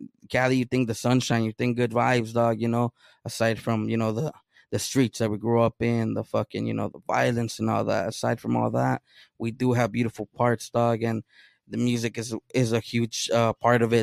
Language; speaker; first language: English; early bilingual, other home language; Spanish